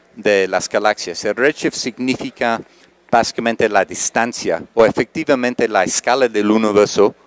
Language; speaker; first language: Spanish; non-native, fluent; English